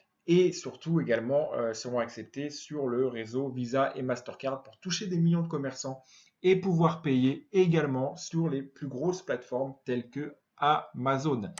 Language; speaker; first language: French; native; French